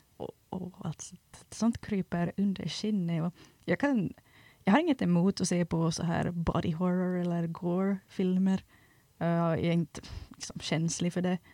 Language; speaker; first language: Swedish; native; Swedish